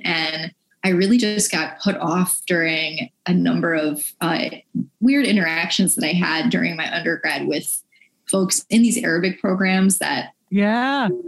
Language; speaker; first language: English; native; English